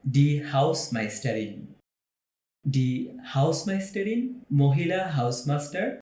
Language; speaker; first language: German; non-native, fluent; Bangla